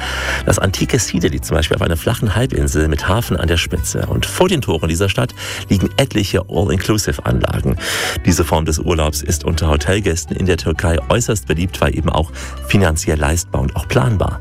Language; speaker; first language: German; native; German